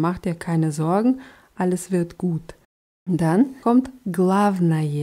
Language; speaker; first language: German; non-native, fluent; Russian